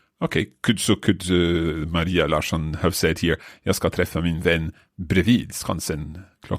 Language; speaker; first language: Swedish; non-native, learner; English